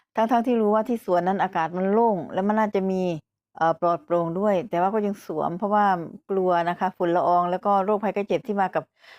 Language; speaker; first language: Thai; native; Thai